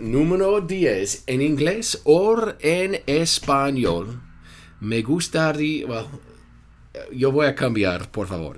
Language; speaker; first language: Spanish; non-native, fluent; English